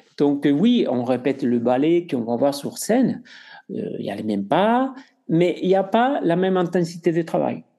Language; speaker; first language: French; non-native, fluent; Spanish